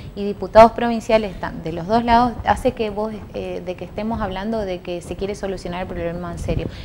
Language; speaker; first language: Spanish; native; Spanish